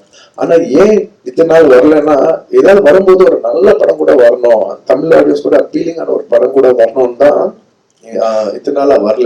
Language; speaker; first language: Tamil; non-native, local second language; Telugu